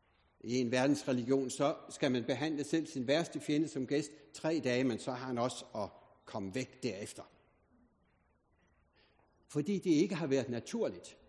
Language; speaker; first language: Danish; native; Danish